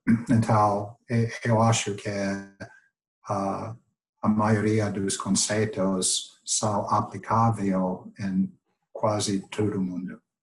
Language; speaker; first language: Portuguese; non-native, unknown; English